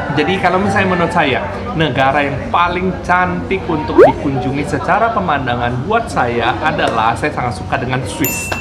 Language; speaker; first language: Indonesian; native; Indonesian